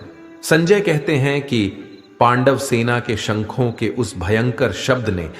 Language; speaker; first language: Hindi; native; Hindi